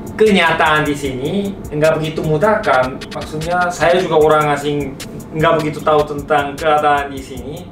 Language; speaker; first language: Indonesian; non-native, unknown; Korean